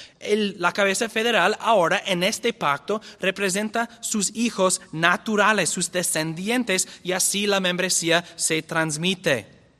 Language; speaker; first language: Spanish; non-native, fluent; English